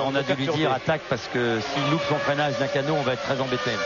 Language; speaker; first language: French; native; French